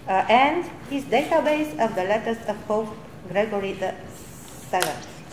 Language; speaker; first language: English; non-native, fluent; Romanian